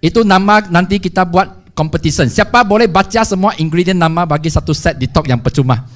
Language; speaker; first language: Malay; non-native, local second language; Chinese